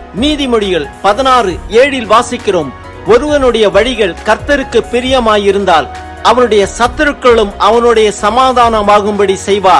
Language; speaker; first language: Tamil; native; Tamil